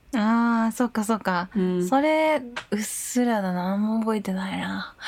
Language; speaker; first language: Japanese; native; Japanese